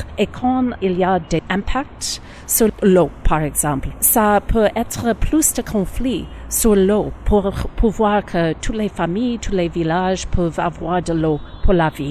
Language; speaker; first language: French; non-native, learner; English